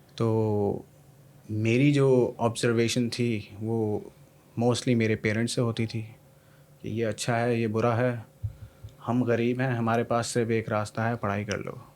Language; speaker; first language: Urdu; native; Urdu